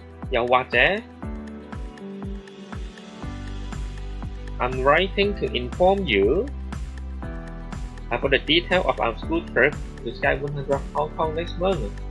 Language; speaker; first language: English; non-native, local second language; Cantonese